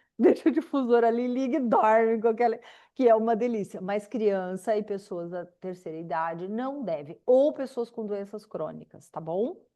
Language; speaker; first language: Portuguese; native; Portuguese